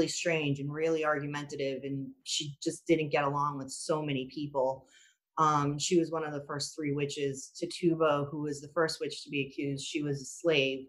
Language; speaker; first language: English; native; English